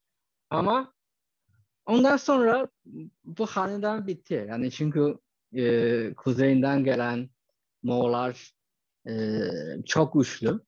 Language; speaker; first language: Turkish; non-native, fluent; Chinese